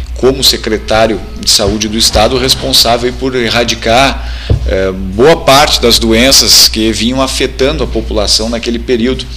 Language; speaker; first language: Portuguese; native; Portuguese